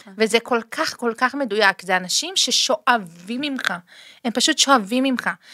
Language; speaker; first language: Hebrew; early bilingual, other home language; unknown